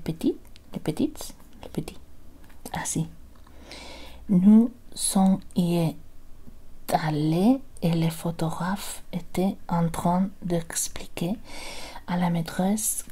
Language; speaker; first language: French; non-native, learner; Spanish